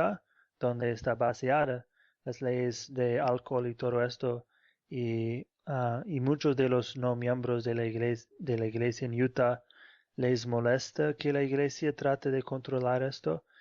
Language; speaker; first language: Spanish; non-native, fluent; English